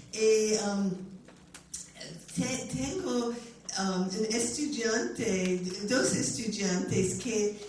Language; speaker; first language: Spanish; non-native, learner; English